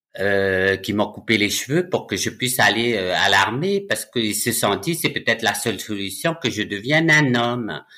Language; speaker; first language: French; native; French